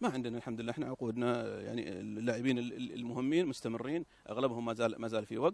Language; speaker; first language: Arabic; native; Arabic